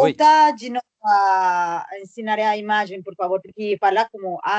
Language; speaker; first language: Portuguese; non-native, learner; Spanish